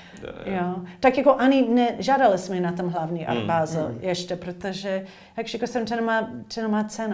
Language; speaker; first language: Czech; non-native, learner; English